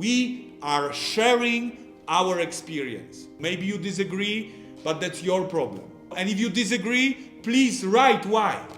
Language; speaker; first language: English; non-native, fluent; Polish